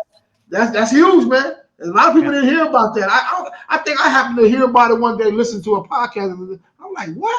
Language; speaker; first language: English; native; English